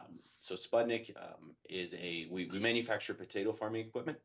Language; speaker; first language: English; native; English